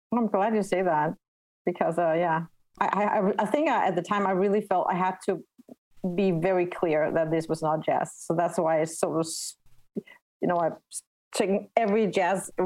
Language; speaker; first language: English; non-native, fluent; Danish